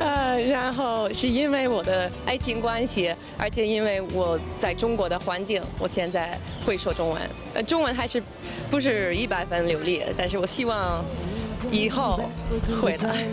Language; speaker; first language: Chinese; non-native, fluent; English